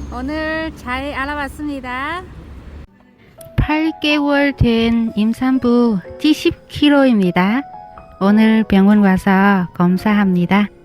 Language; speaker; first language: Korean; non-native, learner; Vietnamese